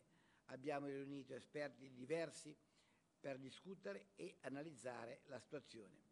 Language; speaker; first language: Italian; native; Italian